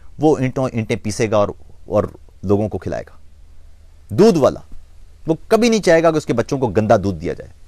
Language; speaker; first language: Urdu; non-native, local second language; Punjabi